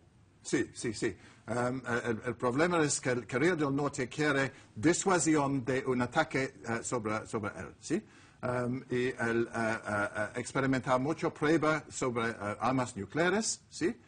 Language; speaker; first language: Spanish; non-native, learner; English